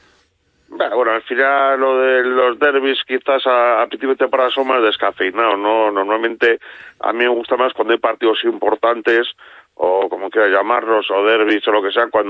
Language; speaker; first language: Spanish; native; Spanish